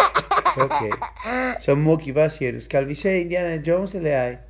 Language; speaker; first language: Danish; non-native, fluent; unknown